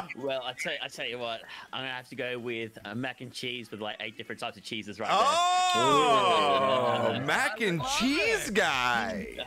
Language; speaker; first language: English; native; English